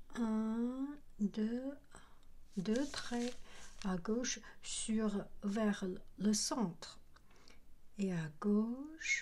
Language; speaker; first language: French; non-native, learner; Chinese